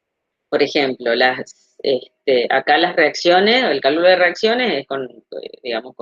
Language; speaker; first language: Spanish; native; Spanish